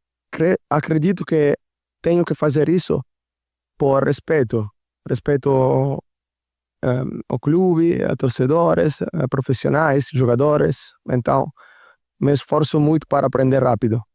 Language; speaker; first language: Portuguese; non-native, learner; Italian